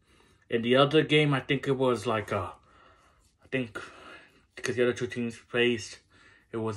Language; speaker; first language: English; native; English